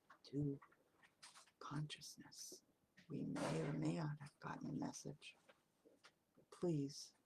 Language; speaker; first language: English; native; English